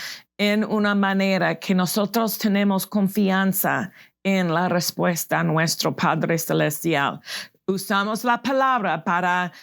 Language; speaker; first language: Spanish; non-native, fluent; English